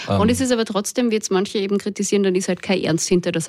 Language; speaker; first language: German; native; German